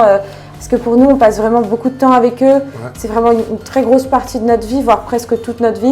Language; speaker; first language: French; native; French